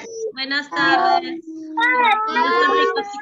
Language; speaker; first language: Spanish; native; Spanish